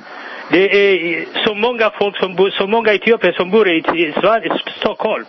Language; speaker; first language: Swedish; non-native, learner; Amharic